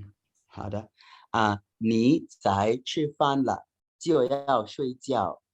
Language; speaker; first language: Chinese; non-native, learner; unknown